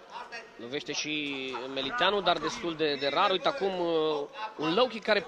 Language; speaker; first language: Romanian; native; Romanian